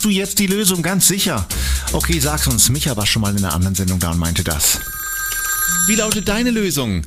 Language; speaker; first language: German; native; German